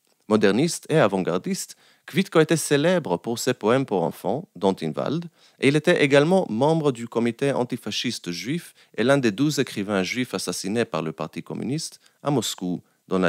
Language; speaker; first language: French; native; French